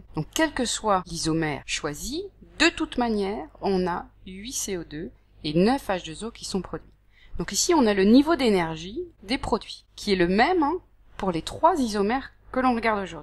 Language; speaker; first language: French; native; French